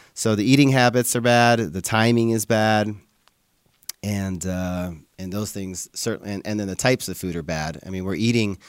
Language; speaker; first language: English; native; English